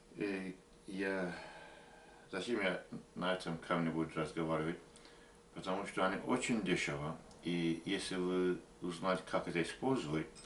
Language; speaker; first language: Russian; non-native, learner; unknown